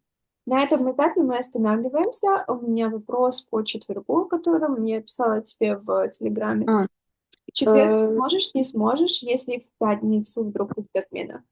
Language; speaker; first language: Russian; native; Russian